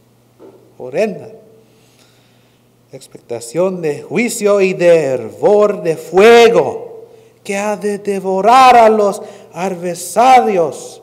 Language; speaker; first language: Spanish; non-native, fluent; English